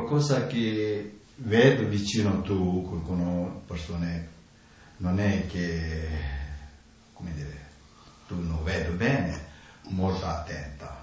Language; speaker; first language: Italian; non-native, learner; Tibetan